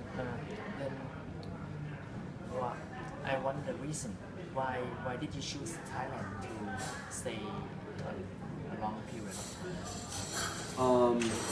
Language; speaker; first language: English; non-native, learner; Thai